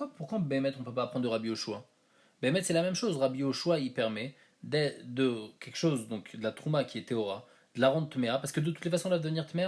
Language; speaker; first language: French; native; French